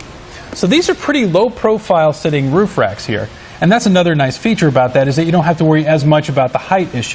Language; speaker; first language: English; native; English